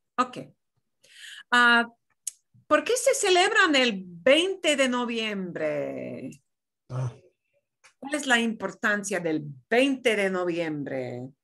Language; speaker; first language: Spanish; non-native, fluent; English